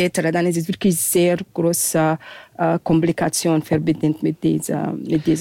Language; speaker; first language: German; non-native, fluent; Arabic